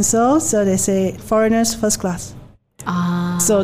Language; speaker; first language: English; non-native, local second language; Min Nan Chinese